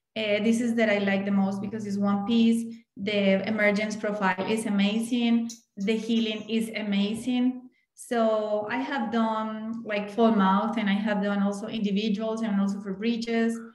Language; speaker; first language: English; non-native, fluent; Spanish